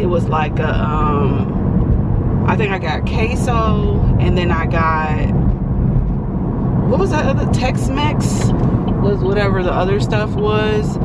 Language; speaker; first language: English; native; English